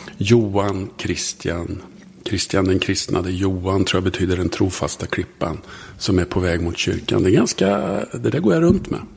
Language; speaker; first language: Swedish; early bilingual, other home language; German